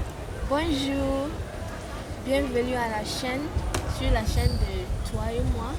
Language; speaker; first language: French; non-native, fluent; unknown